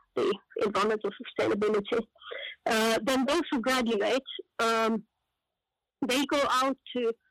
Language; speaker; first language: English; non-native, fluent; Finnish